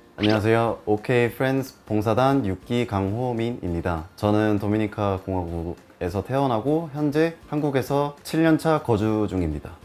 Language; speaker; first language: Korean; early bilingual, heritage; Korean